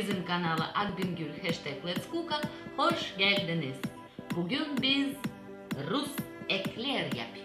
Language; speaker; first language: Turkish; non-native, learner; Russian